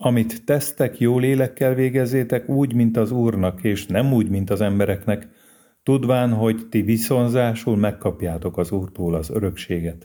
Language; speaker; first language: Hungarian; native; Hungarian